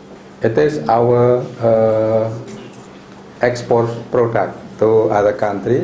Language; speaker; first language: English; non-native, fluent; Indonesian